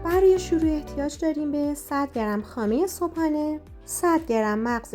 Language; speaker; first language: Persian; native; Persian